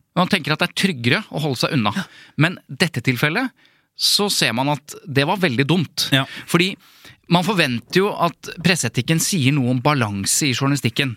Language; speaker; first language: Norwegian; native; Norwegian